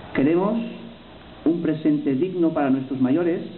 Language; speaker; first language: Spanish; non-native, local second language; Catalan